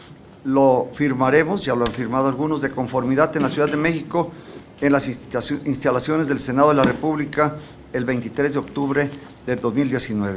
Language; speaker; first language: Spanish; native; Spanish